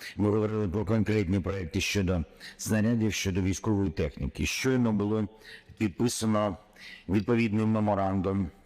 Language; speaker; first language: Ukrainian; non-native, local second language; Russian